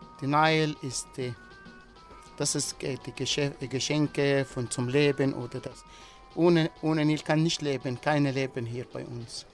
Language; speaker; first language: German; non-native, learner; Arabic